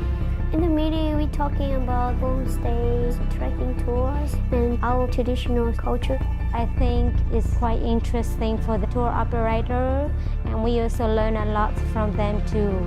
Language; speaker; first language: English; non-native, local second language; Hmong